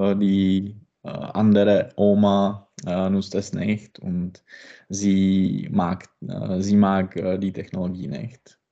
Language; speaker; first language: German; non-native, learner; Czech